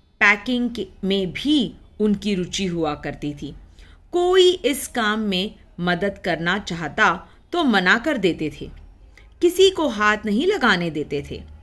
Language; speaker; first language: Hindi; non-native, local second language; Marathi